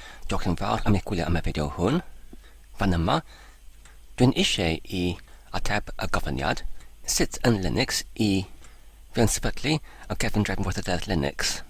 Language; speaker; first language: Welsh; non-native, learner; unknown